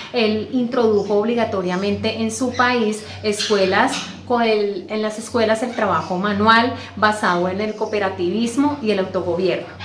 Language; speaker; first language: Spanish; native; Spanish